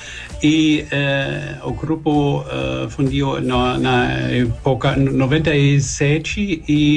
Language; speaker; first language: Portuguese; non-native, learner; German